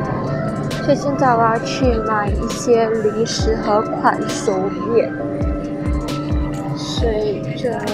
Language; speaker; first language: Chinese; non-native, local second language; English